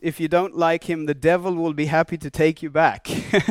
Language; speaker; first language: English; native; English